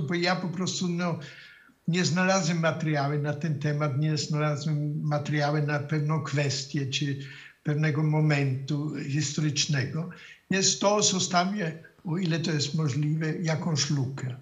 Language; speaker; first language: Polish; non-native, fluent; German